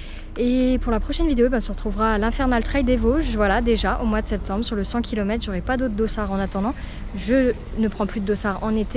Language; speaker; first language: French; native; French